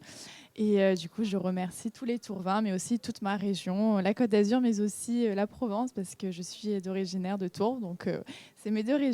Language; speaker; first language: French; native; French